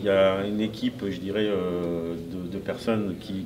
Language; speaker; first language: French; native; French